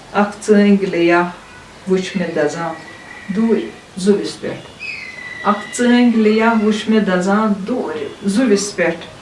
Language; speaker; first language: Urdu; non-native, local second language; Kashmiri